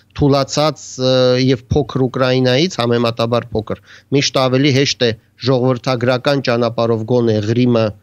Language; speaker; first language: Armenian; native; Armenian